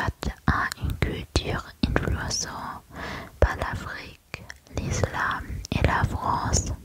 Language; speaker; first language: French; non-native, learner; German